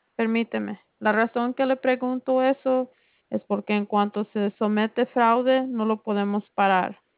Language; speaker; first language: Spanish; early bilingual, heritage; Spanish